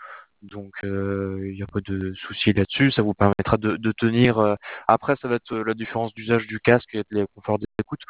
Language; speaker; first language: French; native; French